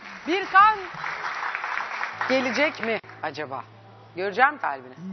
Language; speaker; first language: Turkish; native; Turkish